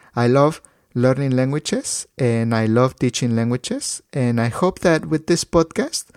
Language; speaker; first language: English; non-native, fluent; Spanish